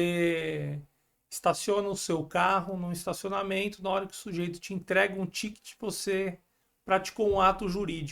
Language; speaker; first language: Portuguese; native; Portuguese